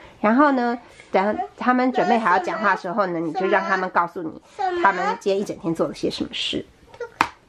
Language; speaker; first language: Chinese; native; Chinese